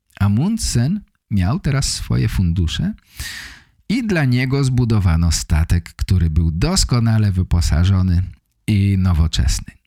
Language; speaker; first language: Polish; native; Polish